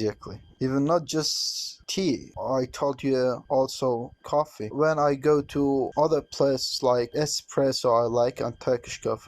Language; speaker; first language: English; non-native, learner; Arabic